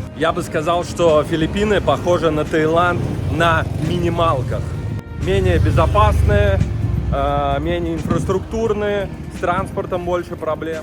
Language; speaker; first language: Russian; native; Russian